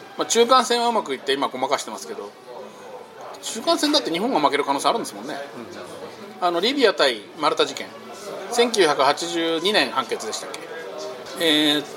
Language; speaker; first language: Japanese; native; Japanese